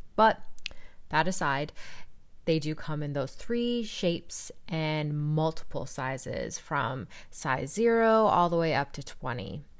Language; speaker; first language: English; native; English